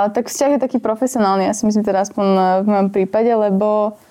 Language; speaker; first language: Slovak; native; Slovak